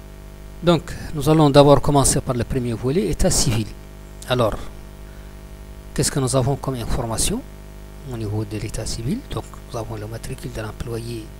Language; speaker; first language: French; non-native, local second language; Arabic